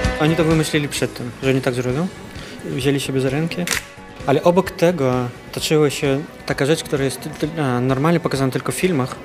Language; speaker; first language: Polish; non-native, fluent; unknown